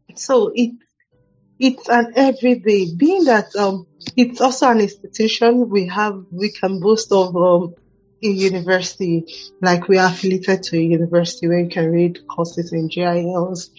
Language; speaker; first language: English; non-native, local second language; Igbo